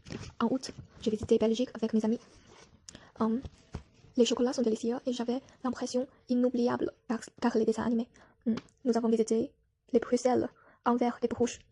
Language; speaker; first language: French; non-native, learner; Chinese